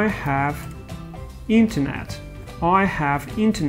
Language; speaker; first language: English; non-native, fluent; Russian